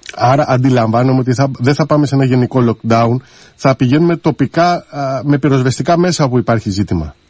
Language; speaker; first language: Greek; native; Greek